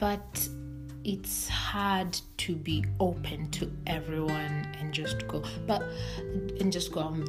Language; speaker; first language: English; non-native, local second language; Swahili